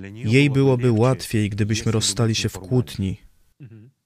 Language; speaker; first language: Polish; non-native, fluent; Russian